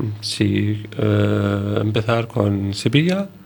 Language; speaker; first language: Spanish; non-native, learner; Arabic